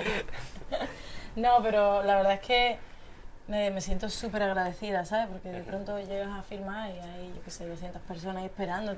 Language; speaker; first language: Spanish; native; Spanish